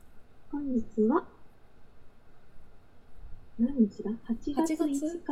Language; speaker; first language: Japanese; native; Japanese